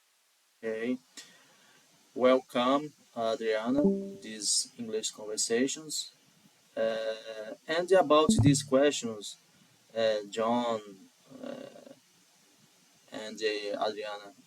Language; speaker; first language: English; non-native, learner; Portuguese